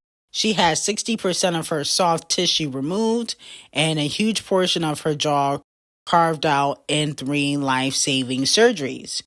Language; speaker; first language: English; native; English